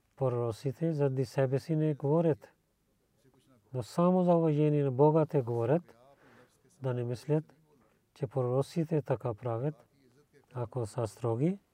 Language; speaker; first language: Bulgarian; non-native, learner; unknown